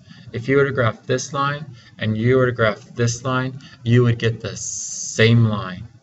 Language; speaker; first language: English; native; English